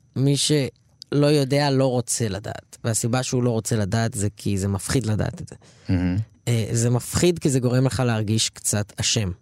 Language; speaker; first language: Hebrew; early bilingual, other home language; Arabic